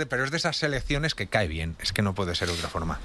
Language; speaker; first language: Spanish; native; Spanish